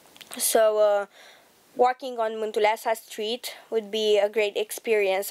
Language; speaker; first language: English; non-native, fluent; Romanian